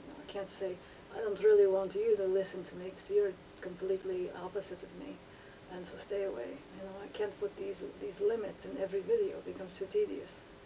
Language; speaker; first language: English; native; English